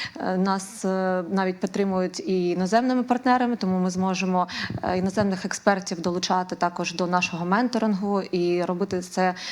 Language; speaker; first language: Ukrainian; native; Ukrainian